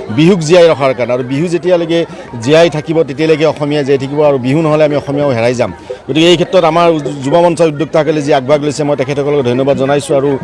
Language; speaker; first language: Assamese; native; Assamese